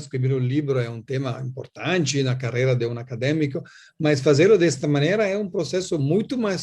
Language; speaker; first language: Portuguese; non-native, learner; Italian